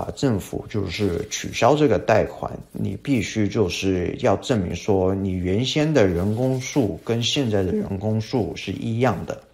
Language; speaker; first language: Chinese; non-native, fluent; English